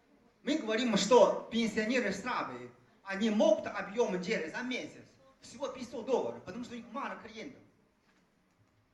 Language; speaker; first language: Russian; non-native, fluent; Chinese